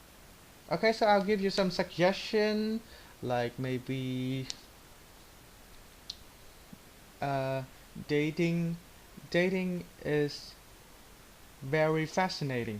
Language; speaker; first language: English; non-native, learner; Vietnamese